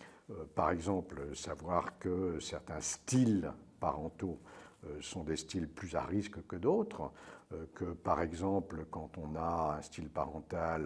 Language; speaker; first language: French; native; French